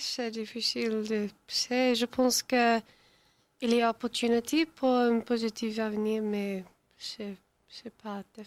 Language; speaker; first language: French; non-native, learner; English